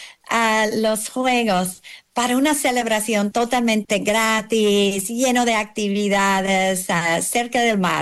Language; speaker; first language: Spanish; non-native, learner; English